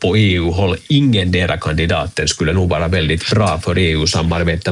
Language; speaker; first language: Swedish; native; Swedish